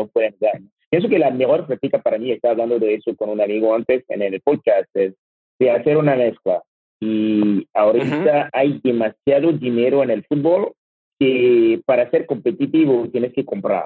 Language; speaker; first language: Spanish; non-native, learner; French